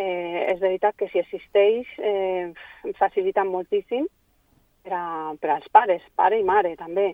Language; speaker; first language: Catalan; non-native, local second language; Spanish